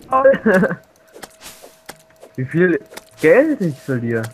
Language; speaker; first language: German; native; German